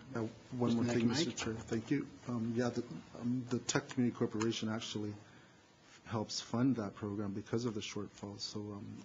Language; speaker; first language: English; native; English